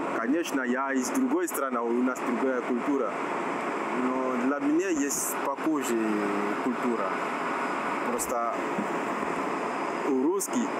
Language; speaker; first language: Russian; non-native, learner; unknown